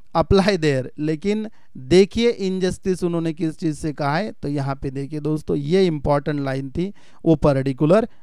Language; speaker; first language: Hindi; non-native, local second language; Marathi